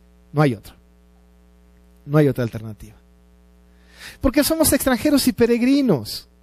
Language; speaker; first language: Spanish; native; Spanish